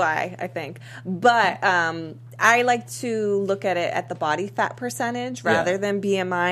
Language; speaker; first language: English; native; English